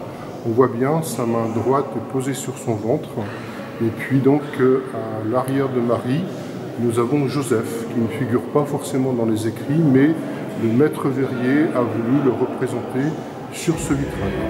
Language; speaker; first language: French; native; French